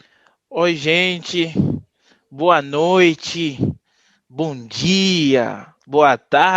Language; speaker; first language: Portuguese; non-native, fluent; Haitian Creole